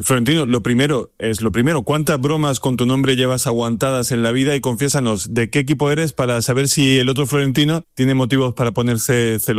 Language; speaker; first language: Spanish; native; Spanish